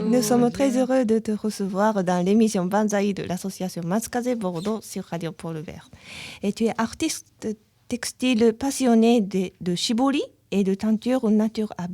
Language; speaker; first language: French; non-native, learner; Japanese